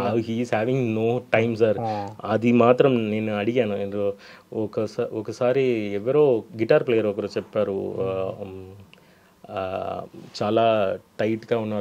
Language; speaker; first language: Telugu; non-native, local second language; Tamil